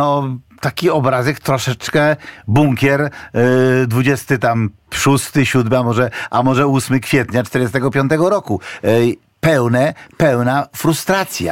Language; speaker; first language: Polish; native; Polish